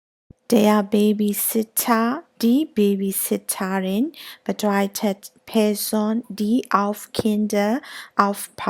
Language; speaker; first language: German; non-native, learner; Burmese